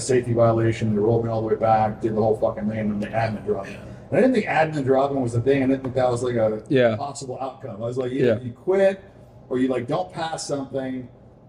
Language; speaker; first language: English; native; English